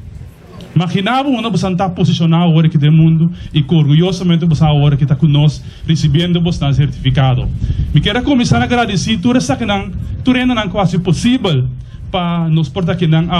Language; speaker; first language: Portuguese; non-native, learner; Papiamento